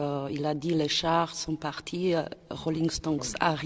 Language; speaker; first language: French; non-native, fluent; Czech